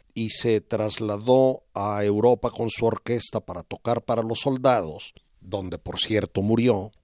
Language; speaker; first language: Spanish; native; Spanish